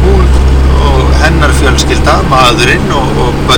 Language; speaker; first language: Icelandic; native; Icelandic